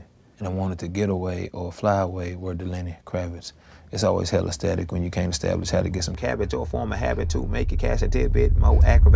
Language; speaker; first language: English; early bilingual, other home language; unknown